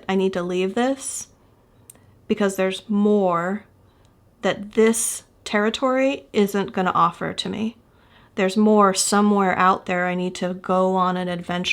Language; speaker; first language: English; native; English